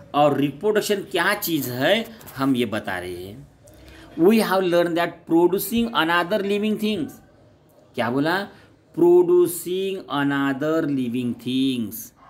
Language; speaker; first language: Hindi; non-native, local second language; Marathi